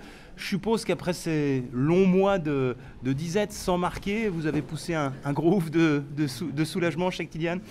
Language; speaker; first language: French; native; French